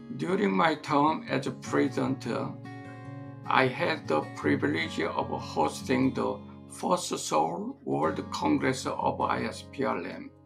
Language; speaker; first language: English; non-native, fluent; Korean